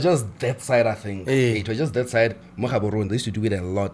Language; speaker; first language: English; non-native, local second language; Tswana